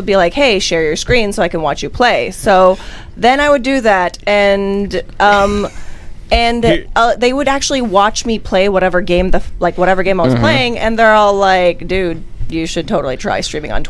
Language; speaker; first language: English; non-native, local second language; Filipino